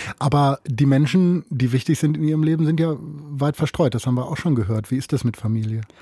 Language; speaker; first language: German; native; German